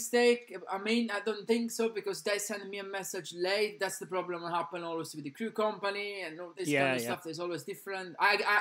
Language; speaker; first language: English; non-native, fluent; Italian